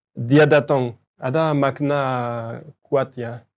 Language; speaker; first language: Indonesian; non-native, learner; French